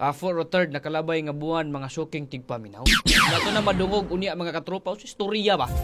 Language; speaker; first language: Cebuano; native; Cebuano